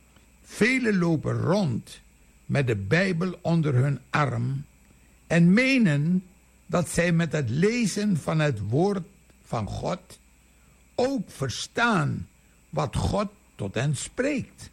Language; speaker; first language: Dutch; native; Dutch